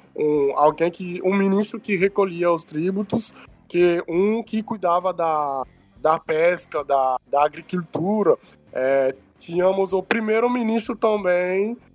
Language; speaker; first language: Portuguese; non-native, fluent; Yoruba